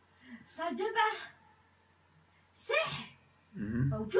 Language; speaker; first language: Arabic; native; Arabic